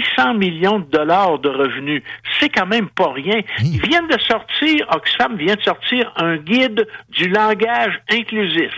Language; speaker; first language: French; native; French